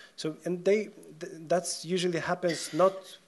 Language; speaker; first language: English; non-native, fluent; Polish